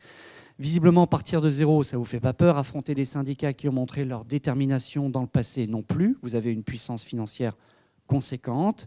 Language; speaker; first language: French; native; French